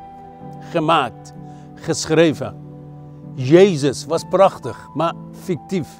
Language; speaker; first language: Dutch; non-native, fluent; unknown